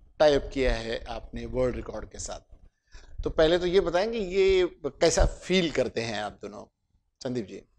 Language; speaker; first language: Hindi; native; Hindi